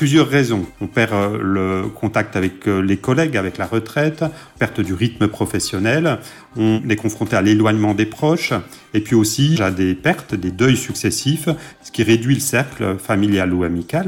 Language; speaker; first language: French; native; French